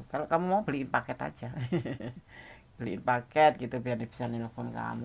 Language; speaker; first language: Indonesian; native; Indonesian